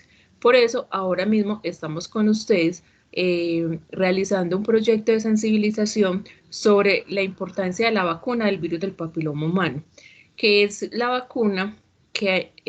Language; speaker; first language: Spanish; native; Spanish